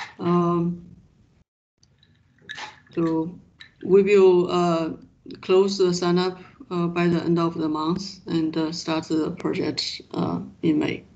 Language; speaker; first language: English; non-native, fluent; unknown